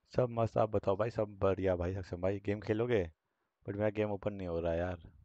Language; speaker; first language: Hindi; native; Hindi